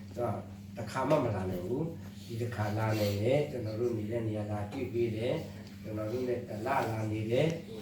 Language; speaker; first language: Burmese; non-native, local second language; Hakha Chin